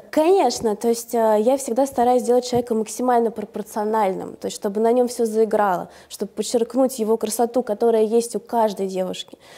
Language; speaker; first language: Russian; native; Russian